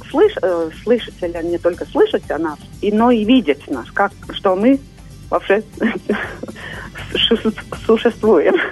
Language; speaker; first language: Russian; non-native, local second language; Latvian